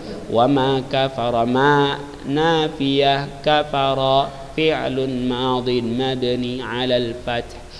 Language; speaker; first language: Arabic; non-native, fluent; Indonesian